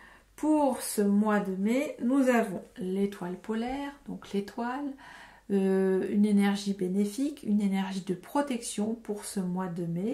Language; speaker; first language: French; native; French